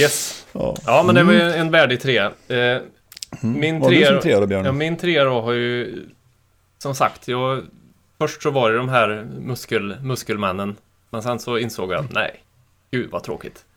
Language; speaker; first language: Swedish; native; Swedish